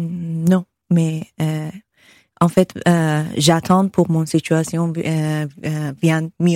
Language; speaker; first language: French; non-native, learner; Persian